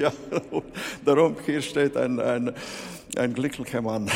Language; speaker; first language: German; non-native, learner; Latvian